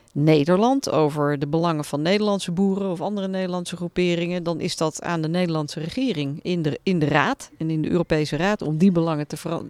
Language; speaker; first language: Dutch; native; Dutch